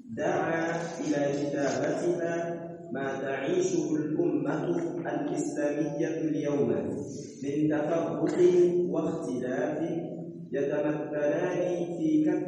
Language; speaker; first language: Arabic; non-native, fluent; Rundi